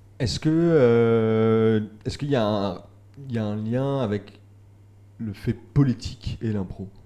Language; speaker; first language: French; native; French